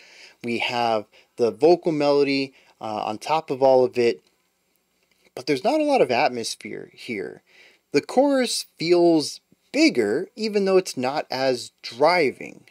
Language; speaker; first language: English; native; English